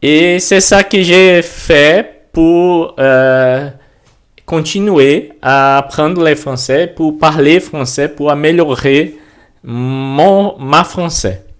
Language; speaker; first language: French; non-native, learner; Portuguese